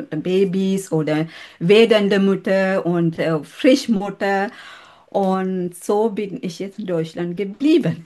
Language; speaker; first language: German; non-native, learner; Sinhala